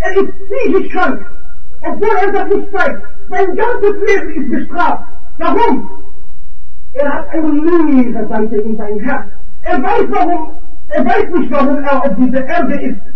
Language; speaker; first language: German; non-native, fluent; Arabic